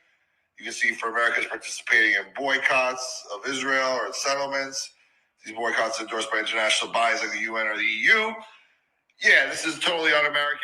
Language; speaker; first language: English; native; English